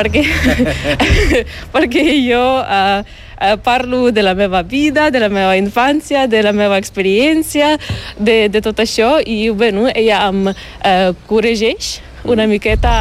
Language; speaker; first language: Catalan; non-native, learner; Ukrainian